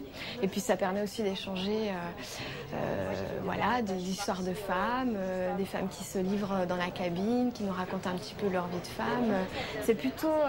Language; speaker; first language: French; native; French